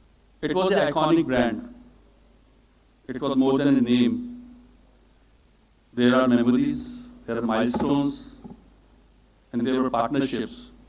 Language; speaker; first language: English; non-native, local second language; Hindi